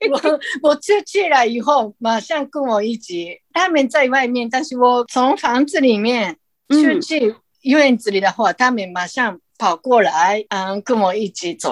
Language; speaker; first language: Chinese; non-native, fluent; Japanese